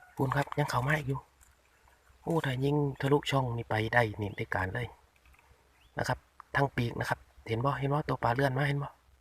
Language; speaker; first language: Thai; native; Thai